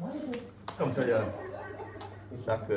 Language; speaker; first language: French; non-native, fluent; Vietnamese